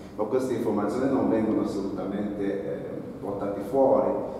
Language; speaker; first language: Italian; non-native, fluent; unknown